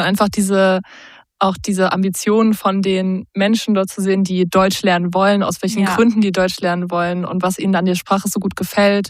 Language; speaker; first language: German; native; German